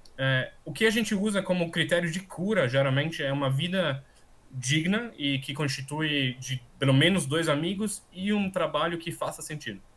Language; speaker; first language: Portuguese; non-native, fluent; German